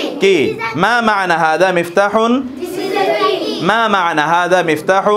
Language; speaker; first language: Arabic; non-native, fluent; Bangla